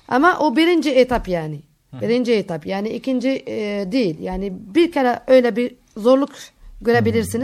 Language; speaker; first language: Turkish; non-native, fluent; Arabic